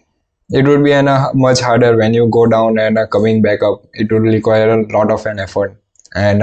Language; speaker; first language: English; non-native, local second language; Gujarati